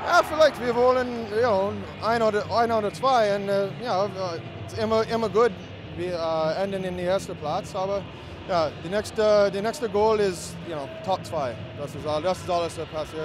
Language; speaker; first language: German; non-native, learner; English